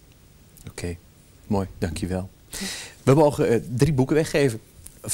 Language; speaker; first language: Dutch; native; Dutch